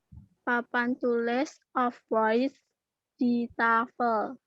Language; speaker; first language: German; non-native, learner; Indonesian